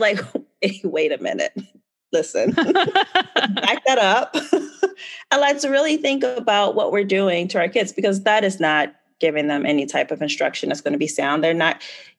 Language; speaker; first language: English; native; English